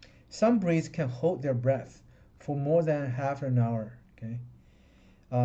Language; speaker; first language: English; non-native, fluent; Chinese